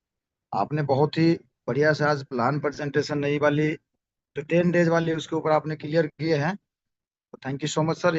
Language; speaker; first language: Hindi; native; Hindi